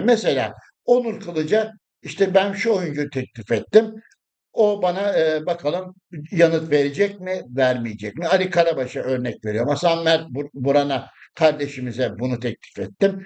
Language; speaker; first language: Turkish; native; Turkish